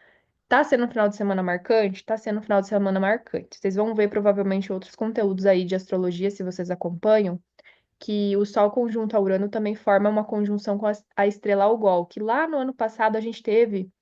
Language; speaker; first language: Portuguese; native; Portuguese